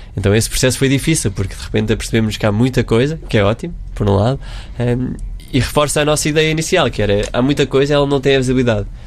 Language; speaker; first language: Portuguese; native; Portuguese